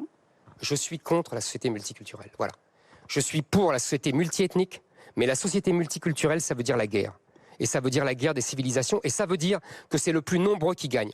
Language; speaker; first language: French; native; French